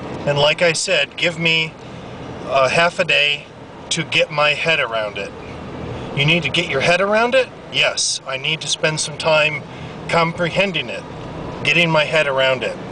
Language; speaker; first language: English; native; English